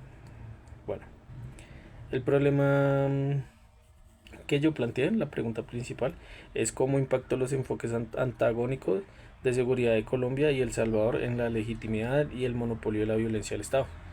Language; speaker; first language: Spanish; native; Spanish